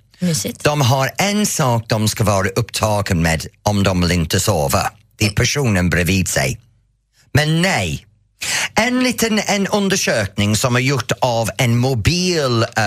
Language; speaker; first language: Swedish; non-native, fluent; English